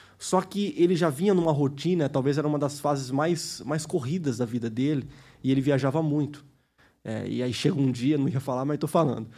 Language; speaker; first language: Portuguese; early bilingual, heritage; Portuguese